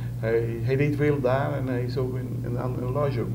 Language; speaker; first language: Dutch; non-native, local second language; Papiamento